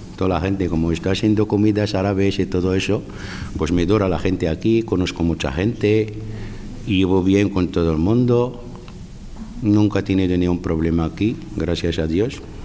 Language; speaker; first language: Spanish; non-native, fluent; Arabic